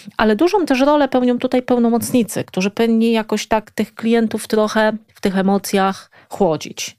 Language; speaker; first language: Polish; native; Polish